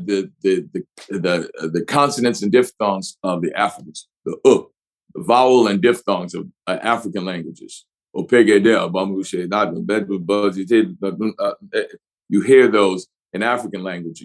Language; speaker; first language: English; native; English